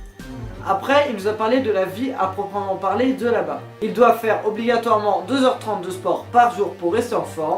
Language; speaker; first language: French; native; French